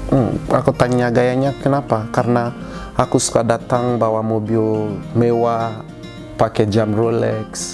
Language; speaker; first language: Indonesian; non-native, fluent; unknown